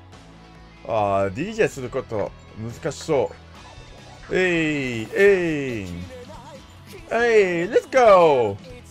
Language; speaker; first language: Japanese; non-native, learner; English